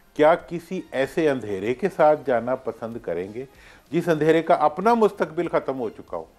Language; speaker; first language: Urdu; native; Urdu